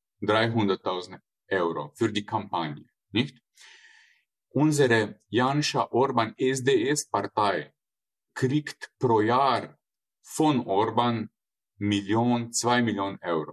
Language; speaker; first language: German; non-native, fluent; Slovenian